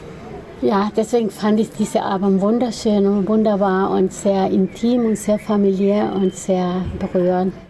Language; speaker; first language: German; non-native, fluent; Spanish